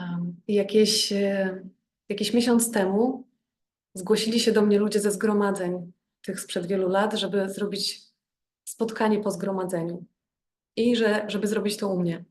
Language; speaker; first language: Polish; native; Polish